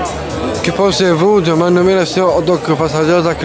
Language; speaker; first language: French; native; French